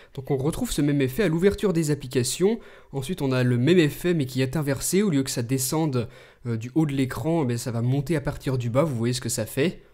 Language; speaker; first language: French; native; French